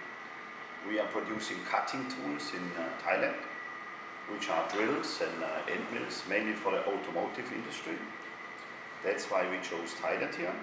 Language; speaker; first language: English; non-native, fluent; German